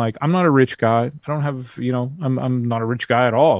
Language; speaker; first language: English; native; English